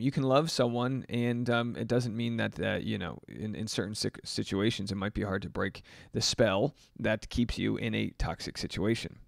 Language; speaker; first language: English; native; English